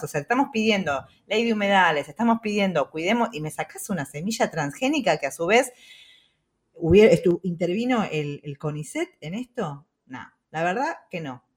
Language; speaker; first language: Spanish; native; Spanish